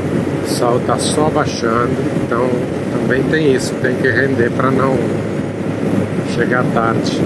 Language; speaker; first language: Portuguese; non-native, fluent; Italian